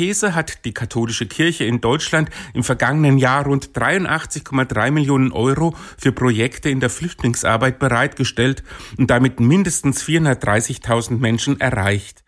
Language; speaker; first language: German; native; German